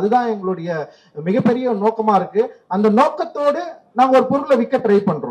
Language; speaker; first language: Tamil; native; Tamil